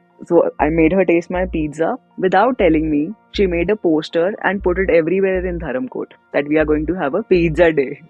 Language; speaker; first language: English; non-native, local second language; Hindi